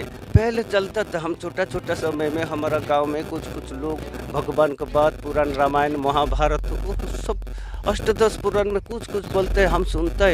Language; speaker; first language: Hindi; non-native, local second language; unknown